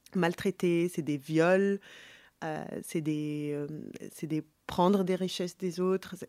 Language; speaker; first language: French; non-native, local second language; Arabic